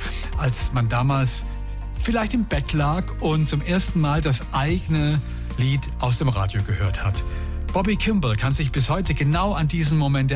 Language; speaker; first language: German; native; German